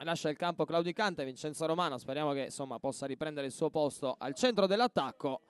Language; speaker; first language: Italian; native; Italian